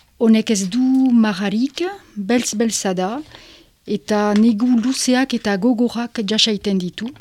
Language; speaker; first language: Basque; non-native, local second language; French